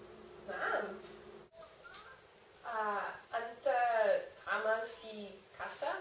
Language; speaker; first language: Arabic; non-native, learner; English